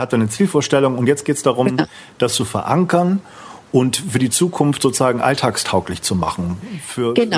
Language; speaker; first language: German; native; German